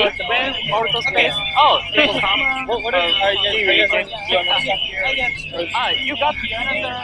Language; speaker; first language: English; non-native, learner; Japanese